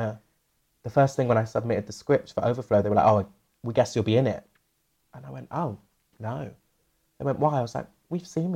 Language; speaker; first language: English; native; English